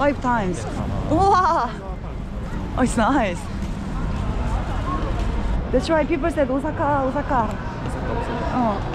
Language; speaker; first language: English; non-native, learner; Korean